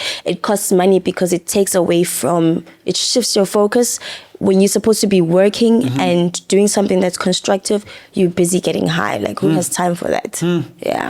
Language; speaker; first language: English; non-native, local second language; Zulu